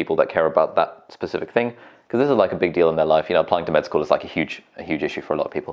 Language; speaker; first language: English; native; English